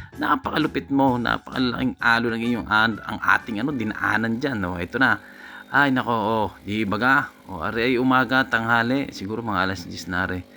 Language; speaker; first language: Filipino; native; Filipino